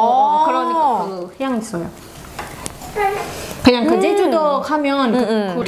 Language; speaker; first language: Korean; non-native, learner; Indonesian